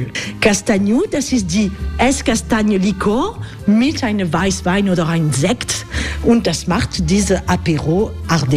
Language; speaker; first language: German; non-native, learner; French